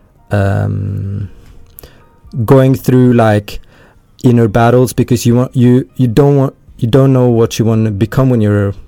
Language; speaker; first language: English; early bilingual, other home language; Norwegian